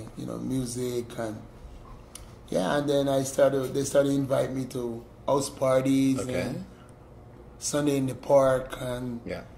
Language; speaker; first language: English; native; English